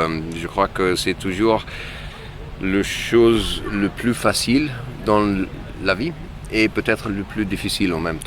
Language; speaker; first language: French; non-native, fluent; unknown